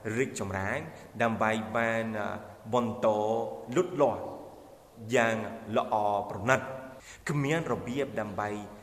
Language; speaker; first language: Khmer; non-native, fluent; Spanish